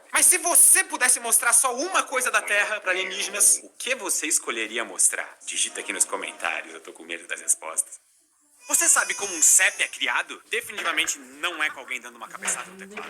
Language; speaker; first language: Portuguese; native; Portuguese